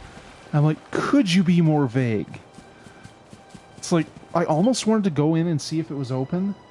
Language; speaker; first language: English; native; English